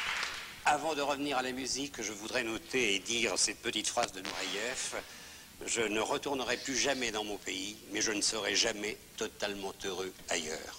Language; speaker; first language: French; native; French